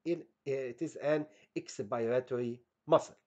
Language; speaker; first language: English; non-native, fluent; Arabic